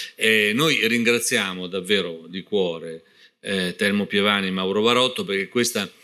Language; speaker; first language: Italian; native; Italian